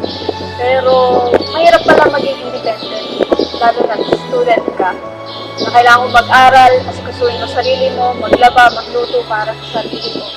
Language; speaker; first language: Filipino; native; Filipino